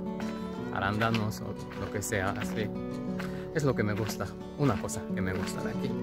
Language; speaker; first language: Spanish; non-native, fluent; Japanese